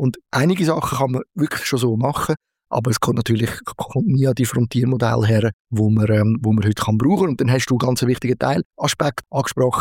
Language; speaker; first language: German; native; German